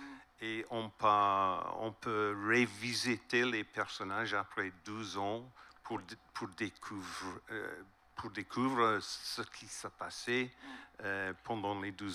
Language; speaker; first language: French; non-native, learner; English